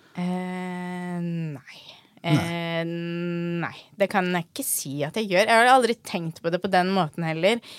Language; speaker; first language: Norwegian; native; Norwegian